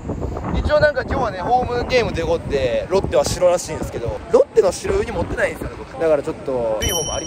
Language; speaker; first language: Japanese; native; Japanese